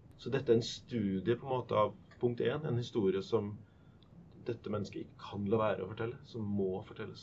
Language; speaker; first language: Norwegian; native; Norwegian